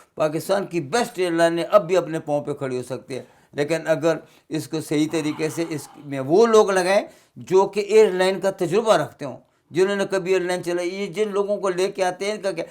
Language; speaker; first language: Urdu; non-native, local second language; Pashto